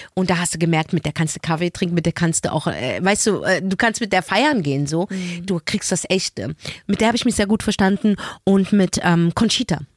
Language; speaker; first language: German; early bilingual, other home language; Arabic